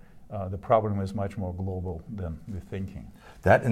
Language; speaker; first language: English; non-native, fluent; Russian